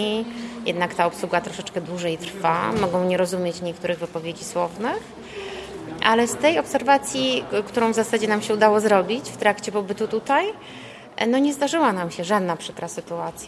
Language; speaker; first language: Polish; native; Polish